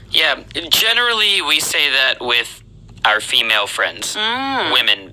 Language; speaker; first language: English; native; English